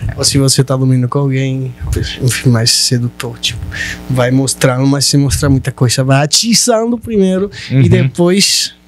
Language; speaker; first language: Portuguese; non-native, fluent; Spanish